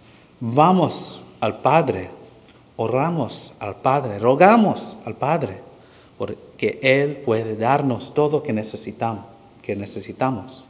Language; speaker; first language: Spanish; non-native, fluent; English